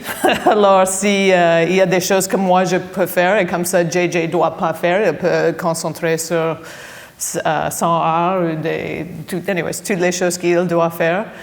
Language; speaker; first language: French; non-native, fluent; English